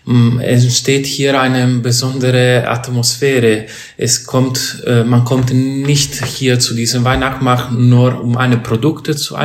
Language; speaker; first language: German; non-native, fluent; Italian